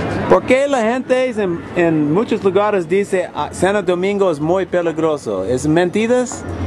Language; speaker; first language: Spanish; non-native, learner; English